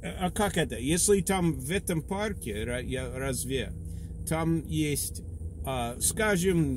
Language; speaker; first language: Russian; non-native, learner; English